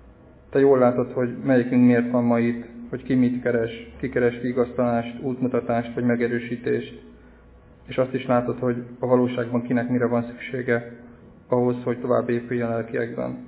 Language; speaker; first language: Hungarian; native; Hungarian